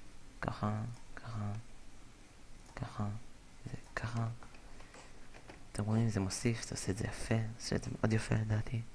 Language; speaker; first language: Hebrew; native; Hebrew